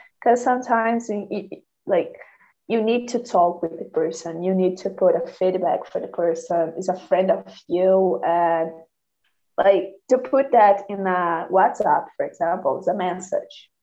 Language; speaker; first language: English; non-native, learner; Portuguese